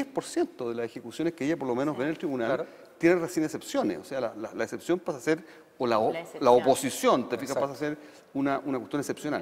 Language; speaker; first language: Spanish; native; Spanish